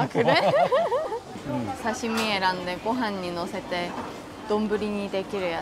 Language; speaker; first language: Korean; non-native, fluent; Japanese